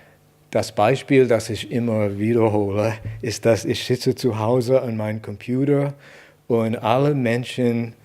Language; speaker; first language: German; non-native, fluent; English